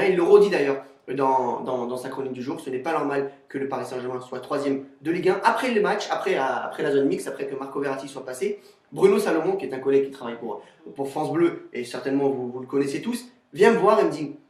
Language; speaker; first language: French; native; French